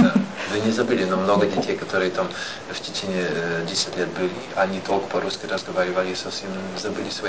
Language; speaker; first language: Russian; non-native, learner; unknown